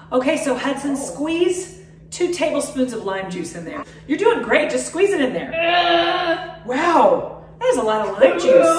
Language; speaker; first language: English; native; English